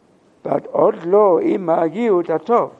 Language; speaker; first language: Hebrew; non-native, fluent; English